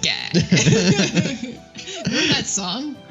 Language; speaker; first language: English; native; English